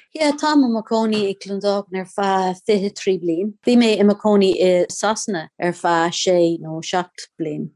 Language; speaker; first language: Irish; non-native, local second language; English